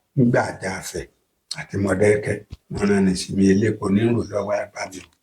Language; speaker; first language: Yoruba; native; Yoruba